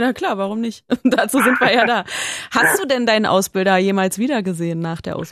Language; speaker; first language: German; native; German